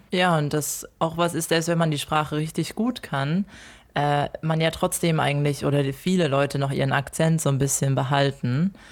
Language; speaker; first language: German; native; German